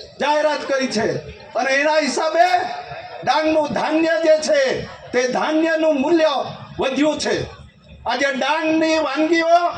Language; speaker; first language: Gujarati; non-native, local second language; Kukna